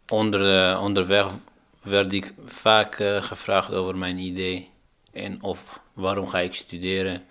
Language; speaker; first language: Dutch; non-native, fluent; Arabic